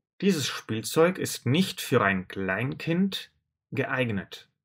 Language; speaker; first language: German; non-native, fluent; Russian